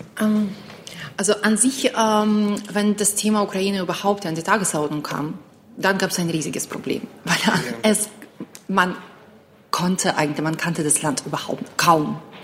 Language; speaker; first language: German; non-native, fluent; Ukrainian